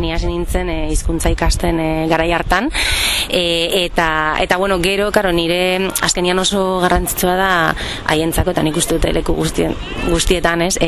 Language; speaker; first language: Basque; non-native, local second language; Spanish